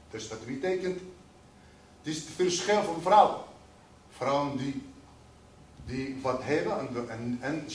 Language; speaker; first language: Dutch; non-native, fluent; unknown